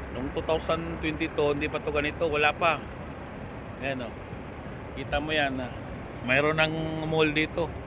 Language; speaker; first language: Filipino; non-native, local second language; Cebuano